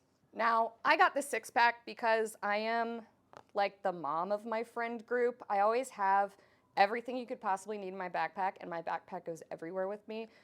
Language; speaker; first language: English; native; English